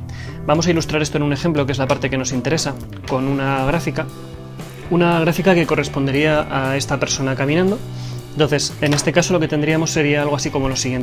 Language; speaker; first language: Spanish; native; Spanish